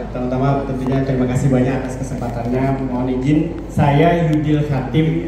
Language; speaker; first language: Indonesian; native; Indonesian